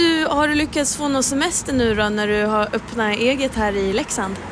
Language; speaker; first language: Swedish; native; Swedish